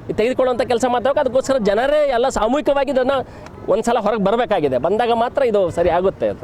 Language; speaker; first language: Kannada; native; Kannada